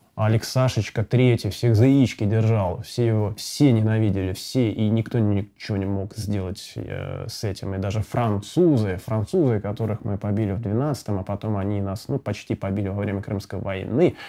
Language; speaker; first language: Russian; native; Russian